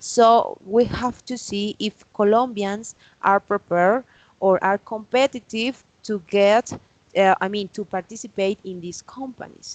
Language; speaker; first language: English; non-native, learner; Spanish